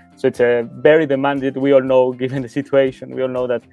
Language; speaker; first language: English; non-native, fluent; Spanish